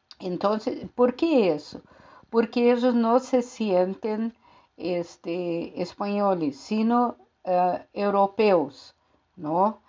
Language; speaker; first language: Spanish; non-native, fluent; Portuguese